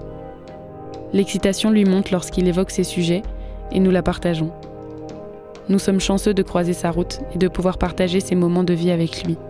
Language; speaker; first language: French; native; French